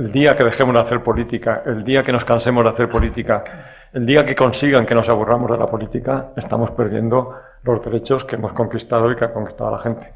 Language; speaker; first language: Spanish; native; Spanish